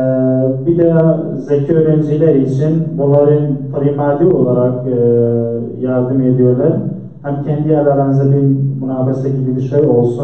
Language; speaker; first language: Turkish; non-native, fluent; Central Kurdish